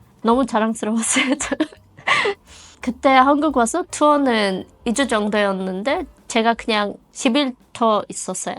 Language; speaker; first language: Korean; non-native, fluent; Azerbaijani